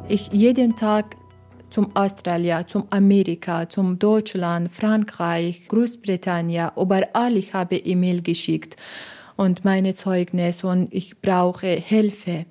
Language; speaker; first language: German; non-native, learner; Persian